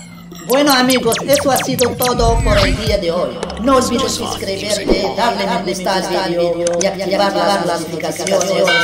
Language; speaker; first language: Spanish; non-native, fluent; Arabic